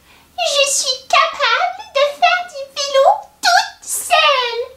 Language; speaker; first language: French; native; French